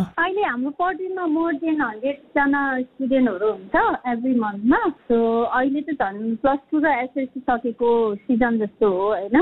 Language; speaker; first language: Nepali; non-native, local second language; Sherpa